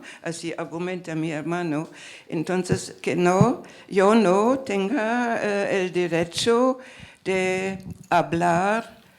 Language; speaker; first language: Spanish; non-native, fluent; German